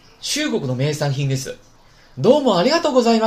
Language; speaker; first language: Japanese; non-native, fluent; Chinese